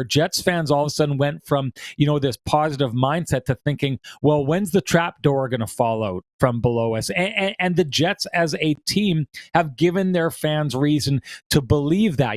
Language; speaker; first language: English; native; English